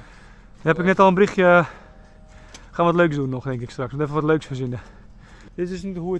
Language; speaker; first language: Dutch; native; Dutch